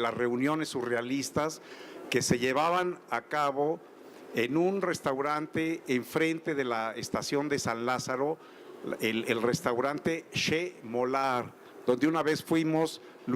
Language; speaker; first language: Spanish; native; Spanish